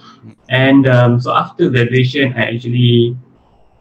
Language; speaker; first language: English; early bilingual, other home language; Malay